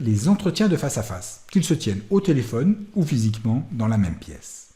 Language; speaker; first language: French; native; French